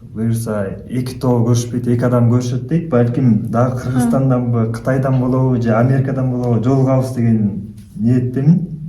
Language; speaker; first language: Kyrgyz; native; Kyrgyz